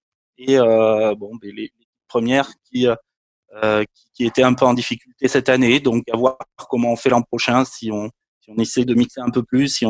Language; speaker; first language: French; native; French